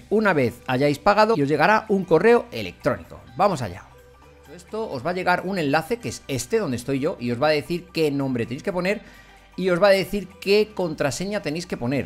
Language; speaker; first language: Spanish; native; Spanish